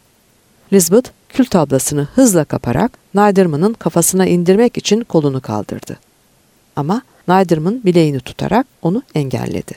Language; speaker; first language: Turkish; native; Turkish